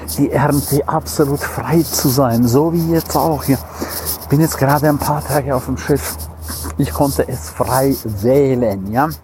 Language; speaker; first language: German; non-native, local second language; Romansh